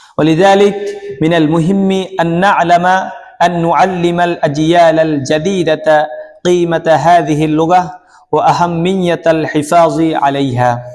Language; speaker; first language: Arabic; non-native, learner; Bangla